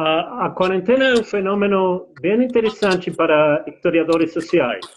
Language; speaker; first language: Portuguese; non-native, fluent; Spanish